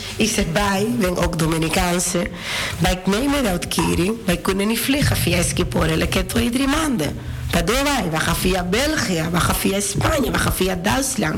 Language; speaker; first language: Dutch; non-native, fluent; Spanish